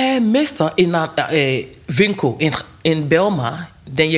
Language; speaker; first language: Dutch; non-native, learner; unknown